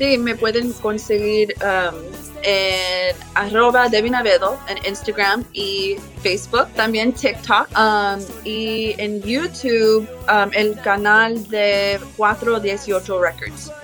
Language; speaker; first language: Spanish; early bilingual, heritage; English